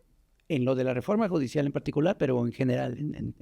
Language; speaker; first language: Spanish; native; Spanish